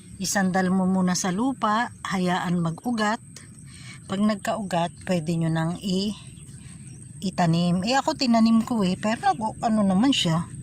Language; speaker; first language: Filipino; native; Filipino